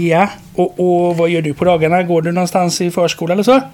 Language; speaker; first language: Swedish; native; Swedish